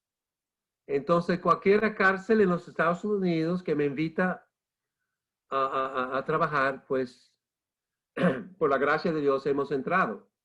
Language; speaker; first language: Spanish; non-native, fluent; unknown